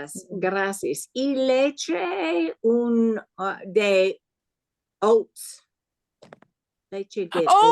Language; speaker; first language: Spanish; non-native, learner; English